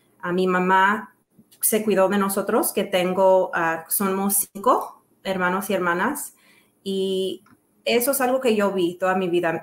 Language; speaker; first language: Spanish; early bilingual, other home language; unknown